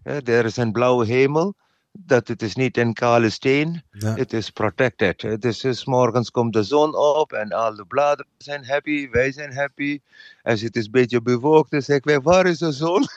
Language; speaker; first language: Dutch; non-native, learner; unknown